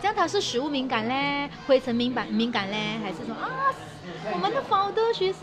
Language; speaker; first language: Chinese; native; Chinese